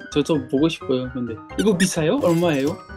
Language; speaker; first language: Korean; non-native, learner; French